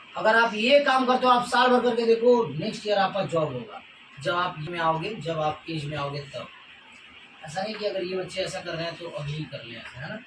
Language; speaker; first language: Hindi; native; Hindi